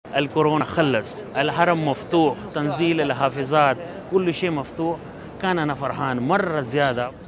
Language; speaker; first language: Arabic; non-native, learner; Urdu